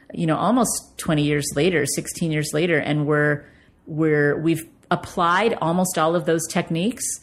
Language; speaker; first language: English; native; English